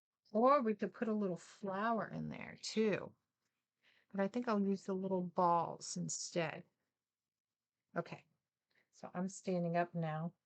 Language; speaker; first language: English; native; English